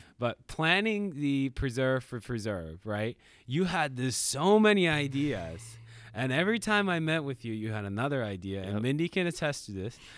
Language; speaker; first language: English; non-native, fluent; Japanese